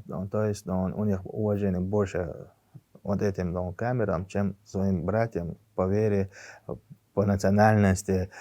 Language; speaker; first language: Russian; non-native, local second language; Chechen